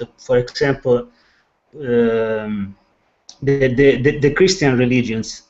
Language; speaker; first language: English; non-native, learner; Italian